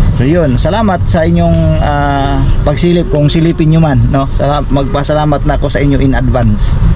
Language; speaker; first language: Filipino; non-native, local second language; Cebuano